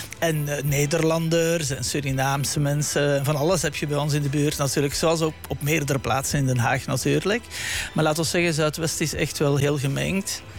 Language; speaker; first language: Dutch; native; Dutch